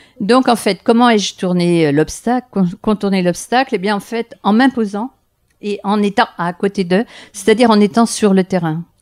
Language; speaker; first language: French; native; French